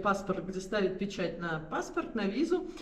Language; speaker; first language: Russian; native; Russian